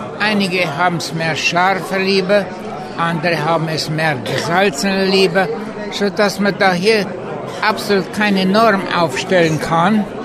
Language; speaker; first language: German; native; German